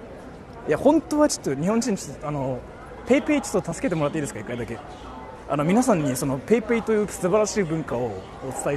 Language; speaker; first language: Japanese; native; Japanese